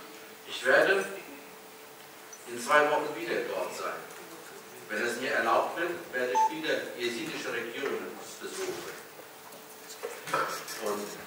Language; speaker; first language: German; early bilingual, other home language; Kurdish